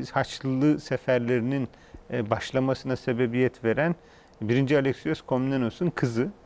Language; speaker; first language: Turkish; native; Turkish